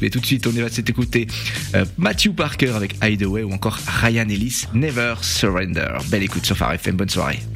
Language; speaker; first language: French; native; French